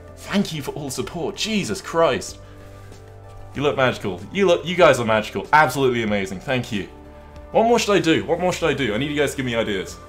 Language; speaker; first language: English; native; English